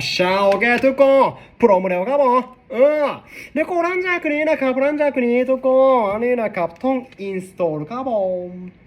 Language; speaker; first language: Thai; non-native, learner; Japanese